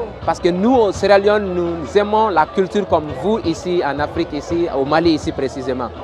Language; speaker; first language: French; non-native, learner; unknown